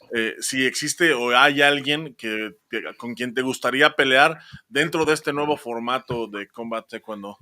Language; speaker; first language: Spanish; native; Spanish